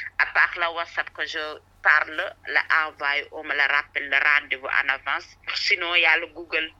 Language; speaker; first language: French; non-native, local second language; Wolof